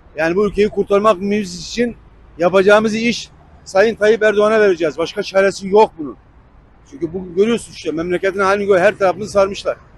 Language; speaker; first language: Turkish; native; Turkish